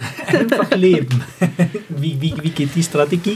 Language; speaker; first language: German; native; German